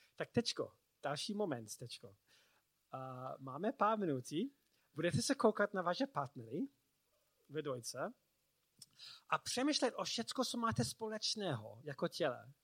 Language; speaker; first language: Czech; non-native, learner; English